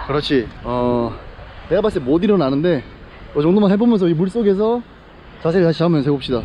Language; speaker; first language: Korean; native; Korean